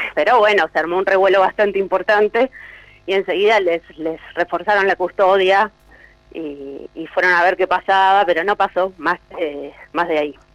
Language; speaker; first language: Spanish; native; Spanish